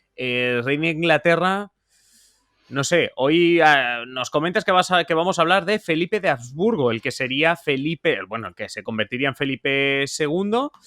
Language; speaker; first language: Spanish; native; Spanish